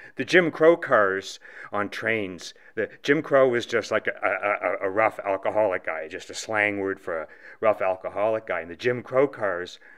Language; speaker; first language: English; native; English